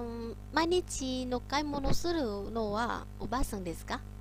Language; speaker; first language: Japanese; non-native, learner; Vietnamese